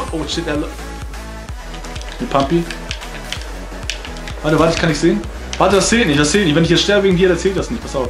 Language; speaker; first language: German; native; German